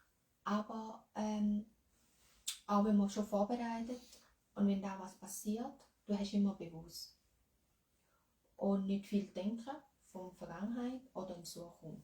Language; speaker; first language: German; non-native, learner; Thai